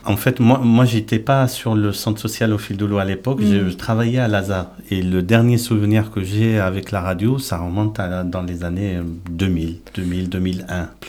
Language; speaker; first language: French; native; French